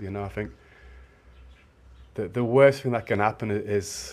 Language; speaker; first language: English; native; English